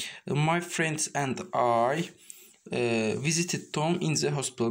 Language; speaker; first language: English; non-native, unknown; Azerbaijani